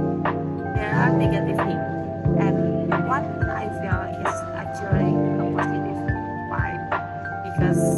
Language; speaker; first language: English; non-native, learner; Indonesian